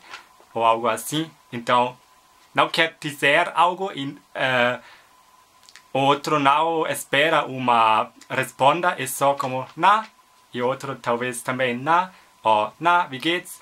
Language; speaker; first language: Portuguese; non-native, learner; German